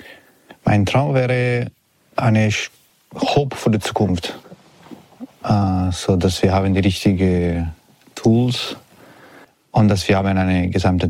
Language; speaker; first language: German; non-native, fluent; Italian